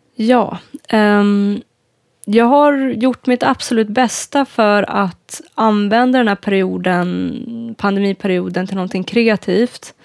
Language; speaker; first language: Swedish; native; Swedish